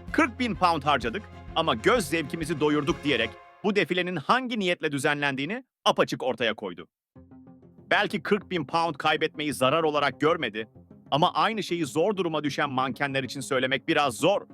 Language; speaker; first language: Turkish; native; Turkish